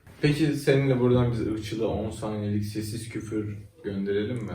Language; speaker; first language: Turkish; native; Turkish